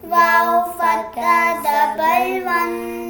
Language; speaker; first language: Arabic; non-native, learner; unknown